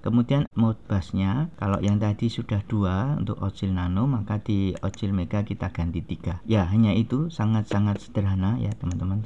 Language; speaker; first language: Indonesian; native; Indonesian